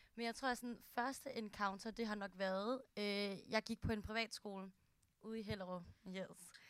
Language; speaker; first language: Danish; early bilingual, other home language; Filipino